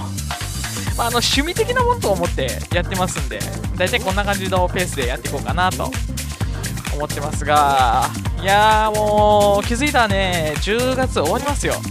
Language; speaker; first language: Japanese; native; Japanese